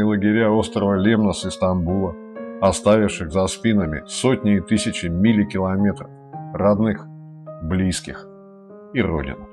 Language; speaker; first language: Russian; native; Russian